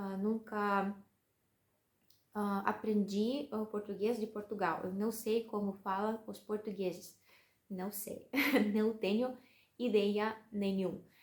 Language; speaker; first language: Portuguese; non-native, learner; Russian